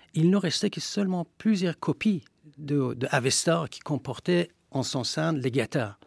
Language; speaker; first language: French; non-native, fluent; Persian